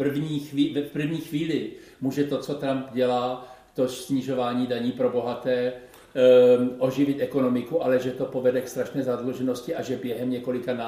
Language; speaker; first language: Czech; native; Czech